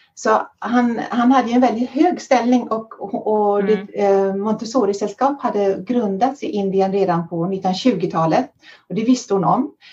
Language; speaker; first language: Swedish; early bilingual, heritage; Swedish